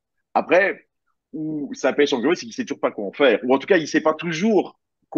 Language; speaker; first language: French; native; French